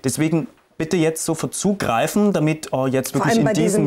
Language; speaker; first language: German; native; German